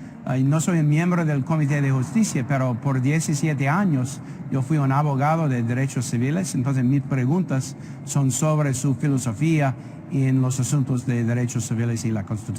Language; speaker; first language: Spanish; non-native, fluent; English